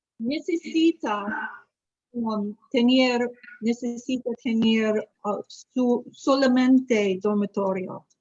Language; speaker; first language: Spanish; non-native, learner; English